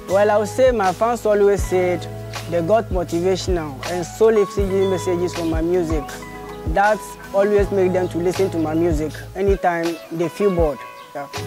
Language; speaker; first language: English; non-native, fluent; French